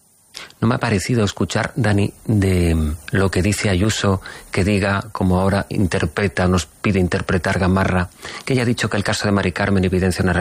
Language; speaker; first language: Spanish; native; Spanish